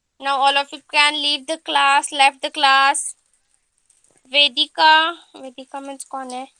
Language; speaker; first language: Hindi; non-native, local second language; Marathi